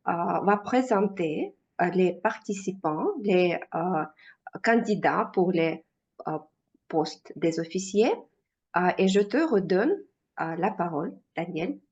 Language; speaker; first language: French; non-native, fluent; Russian